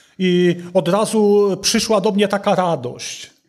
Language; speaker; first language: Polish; non-native, learner; Russian